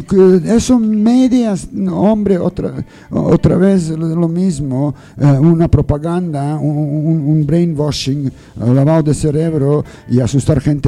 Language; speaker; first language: Spanish; non-native, learner; English